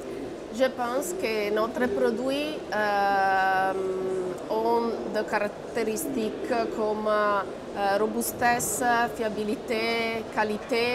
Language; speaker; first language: French; non-native, learner; Italian